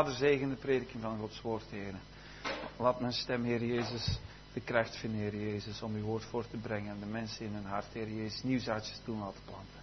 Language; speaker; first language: Dutch; native; Dutch